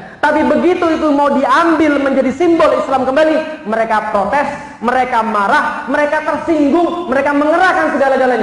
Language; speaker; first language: Indonesian; native; Indonesian